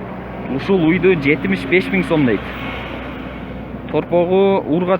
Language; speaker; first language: Kyrgyz; native; Kyrgyz